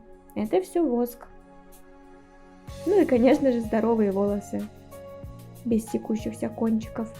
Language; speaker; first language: Russian; native; Russian